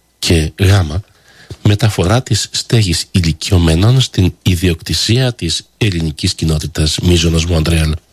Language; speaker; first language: Greek; early bilingual, heritage; Greek